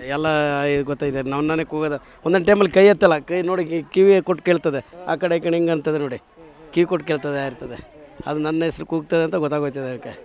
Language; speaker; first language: Kannada; non-native, local second language; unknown